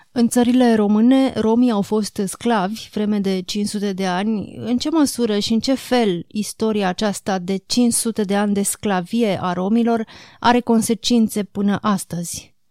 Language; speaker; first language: Romanian; native; Romanian